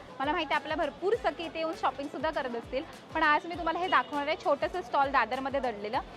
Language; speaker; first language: Marathi; native; Marathi